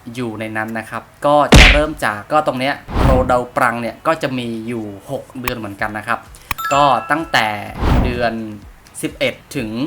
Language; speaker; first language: Thai; non-native, fluent; Khmer